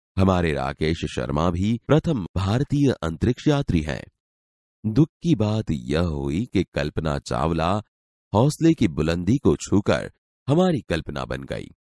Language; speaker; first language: Hindi; non-native, local second language; Gujarati